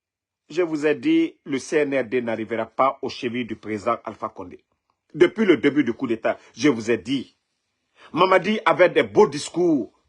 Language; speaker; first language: French; non-native, local second language; Mandingo